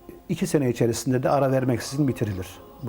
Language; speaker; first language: Turkish; native; Turkish